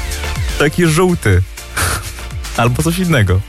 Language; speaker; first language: Polish; native; Polish